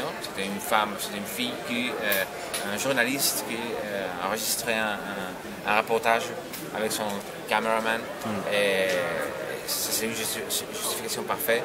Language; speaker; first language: French; non-native, fluent; Spanish